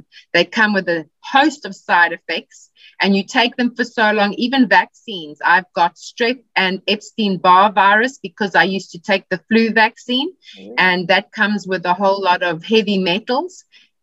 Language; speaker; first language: English; native; English